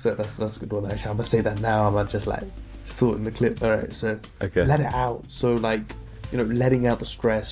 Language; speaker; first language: English; native; English